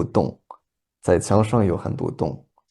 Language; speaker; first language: Chinese; non-native, learner; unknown